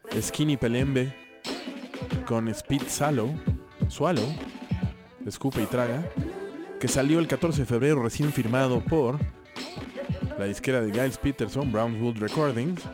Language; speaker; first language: Spanish; native; Spanish